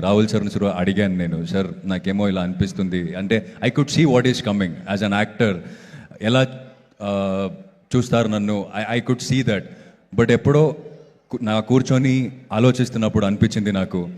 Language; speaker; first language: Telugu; non-native, fluent; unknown